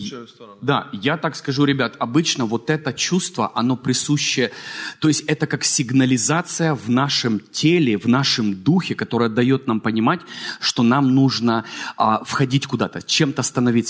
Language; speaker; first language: Russian; native; Russian